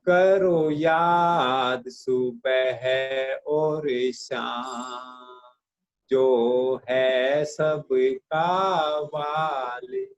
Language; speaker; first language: Hindi; native; Hindi